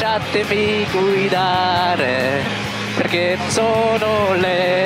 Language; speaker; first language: Italian; non-native, learner; German